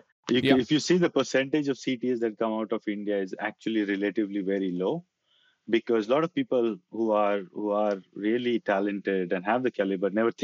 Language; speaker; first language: English; non-native, local second language; Marathi